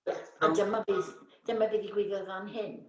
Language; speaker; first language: Welsh; native; Welsh